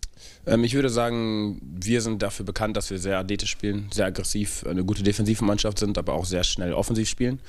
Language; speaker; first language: German; native; German